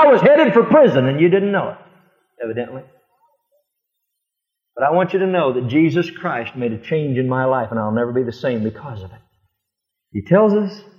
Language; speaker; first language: English; native; English